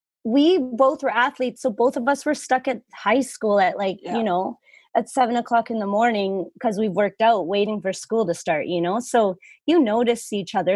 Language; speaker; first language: English; native; English